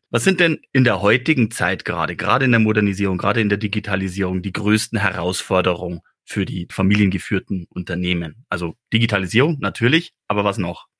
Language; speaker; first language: German; native; German